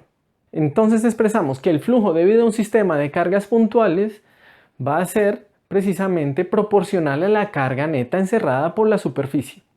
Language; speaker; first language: Spanish; native; Spanish